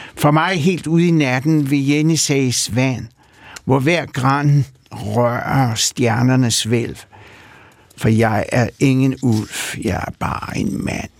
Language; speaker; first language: Danish; early bilingual, other home language; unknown